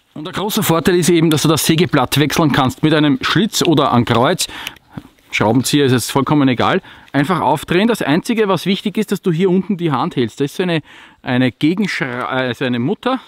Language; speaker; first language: German; native; German